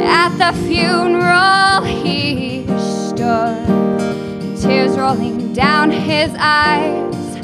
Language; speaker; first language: English; native; English